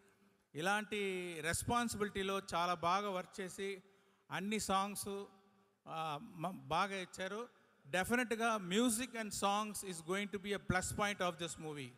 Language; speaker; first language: Telugu; non-native, local second language; Tamil